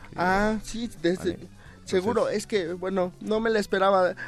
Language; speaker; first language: Spanish; native; Spanish